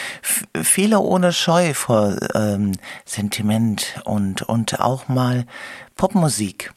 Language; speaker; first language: German; native; German